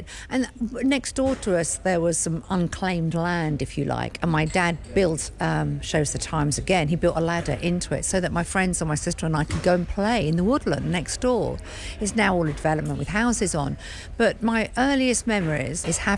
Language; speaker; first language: English; native; English